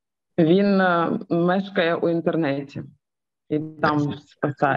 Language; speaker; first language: Ukrainian; non-native, local second language; Russian